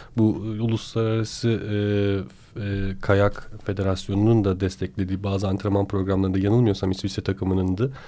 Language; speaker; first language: Turkish; native; Turkish